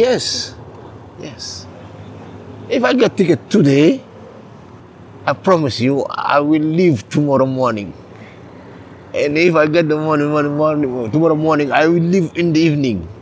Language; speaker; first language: English; non-native, learner; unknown